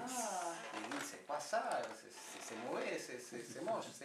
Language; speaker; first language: French; non-native, fluent; Spanish